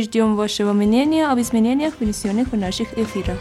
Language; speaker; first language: Russian; non-native, fluent; Persian